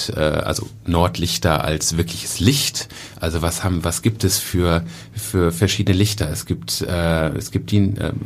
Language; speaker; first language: German; native; German